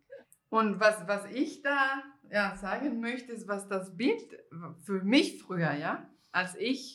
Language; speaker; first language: German; non-native, fluent; Spanish